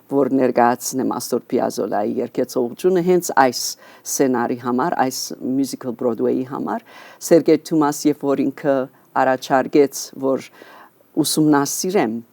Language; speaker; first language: Armenian; early bilingual, heritage; Armenian